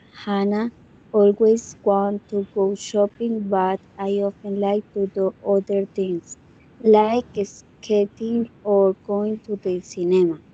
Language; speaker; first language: English; non-native, learner; Spanish